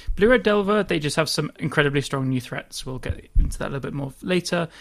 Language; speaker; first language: English; native; English